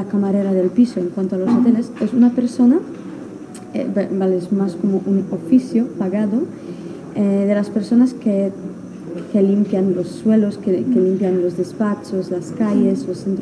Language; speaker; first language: Spanish; non-native, fluent; Polish